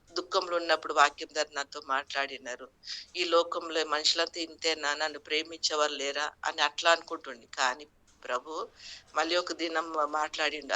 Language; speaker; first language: Telugu; non-native, local second language; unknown